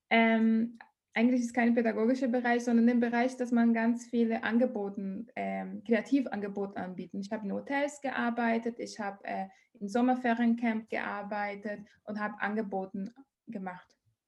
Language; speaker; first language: German; non-native, learner; Portuguese